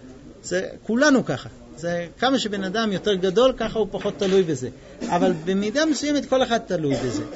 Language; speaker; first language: Hebrew; native; Hebrew